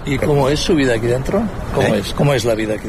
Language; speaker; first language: Spanish; native; Spanish